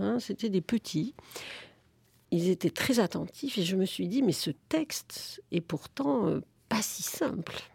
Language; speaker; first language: French; native; French